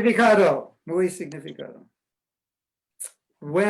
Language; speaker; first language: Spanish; non-native, learner; English